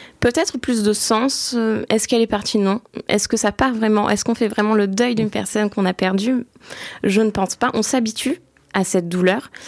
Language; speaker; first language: French; early bilingual, other home language; Turkish